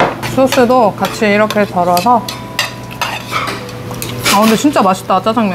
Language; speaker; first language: Korean; native; Korean